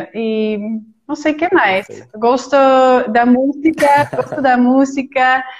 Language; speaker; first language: Portuguese; non-native, fluent; Dutch